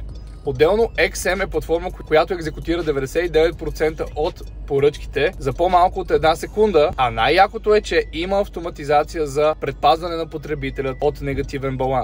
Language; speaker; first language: Bulgarian; native; Bulgarian